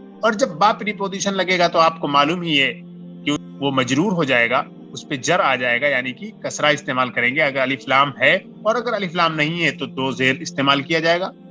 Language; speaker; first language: Urdu; native; Urdu